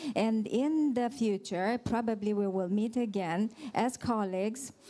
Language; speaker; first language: English; non-native, fluent; Romanian